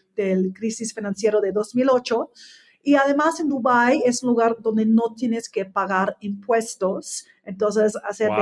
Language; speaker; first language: Spanish; non-native, fluent; English